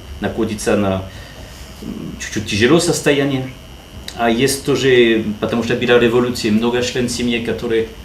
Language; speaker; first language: Russian; non-native, learner; French